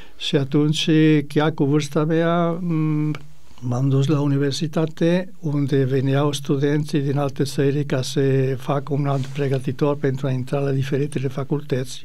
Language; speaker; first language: Romanian; non-native, fluent; Spanish